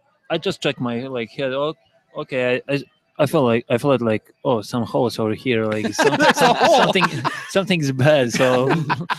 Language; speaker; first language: English; non-native, learner; Serbian